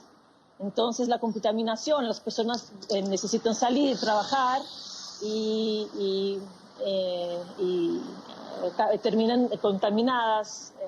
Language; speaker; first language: Spanish; non-native, fluent; Portuguese